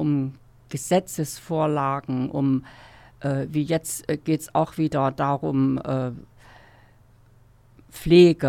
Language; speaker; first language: German; native; German